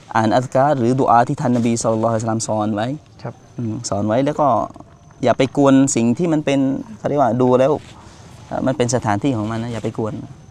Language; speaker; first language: Thai; non-native, local second language; Malay